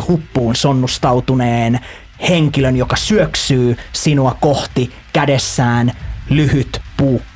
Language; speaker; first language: Finnish; native; Finnish